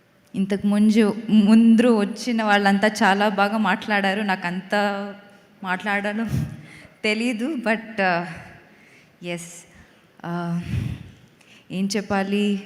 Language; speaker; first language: Telugu; non-native, local second language; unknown